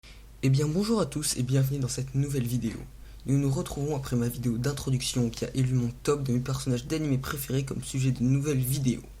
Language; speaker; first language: French; native; French